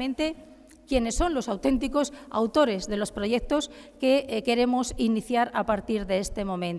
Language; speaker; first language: Spanish; native; Spanish